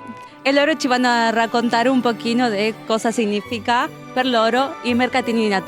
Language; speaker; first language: Italian; non-native, learner; Spanish